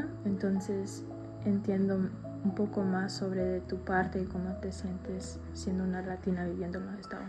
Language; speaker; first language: Spanish; early bilingual, heritage; Spanish